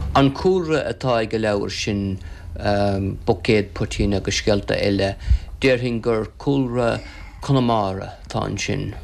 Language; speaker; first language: Irish; non-native, local second language; English